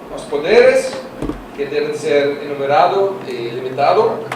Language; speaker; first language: Portuguese; non-native, learner; Russian